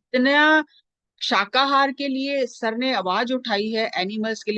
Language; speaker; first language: Hindi; native; Hindi